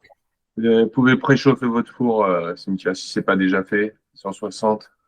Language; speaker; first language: French; native; French